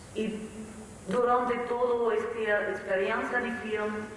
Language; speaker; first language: Portuguese; non-native, learner; French